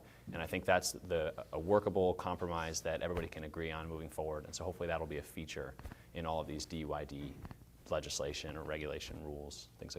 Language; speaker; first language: English; native; English